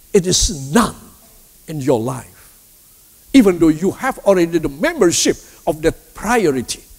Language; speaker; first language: English; non-native, learner; Indonesian